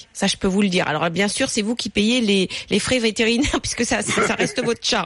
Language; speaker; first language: French; native; French